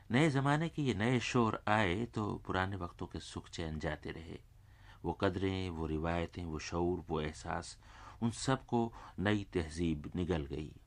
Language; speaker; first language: Urdu; native; Urdu